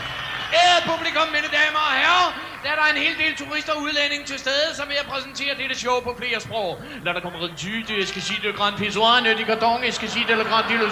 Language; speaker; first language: Danish; native; Danish